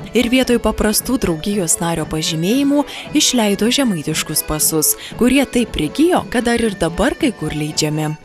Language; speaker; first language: Lithuanian; native; Lithuanian